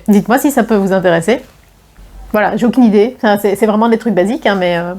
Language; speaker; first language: French; native; French